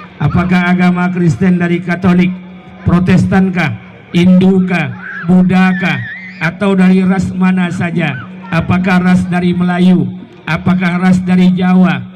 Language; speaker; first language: Indonesian; native; Indonesian